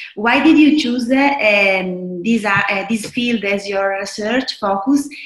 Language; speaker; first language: English; non-native, fluent; Italian